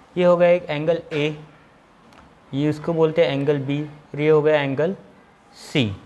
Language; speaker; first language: Hindi; non-native, local second language; Marathi